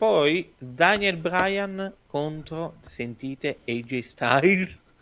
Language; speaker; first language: Italian; native; Italian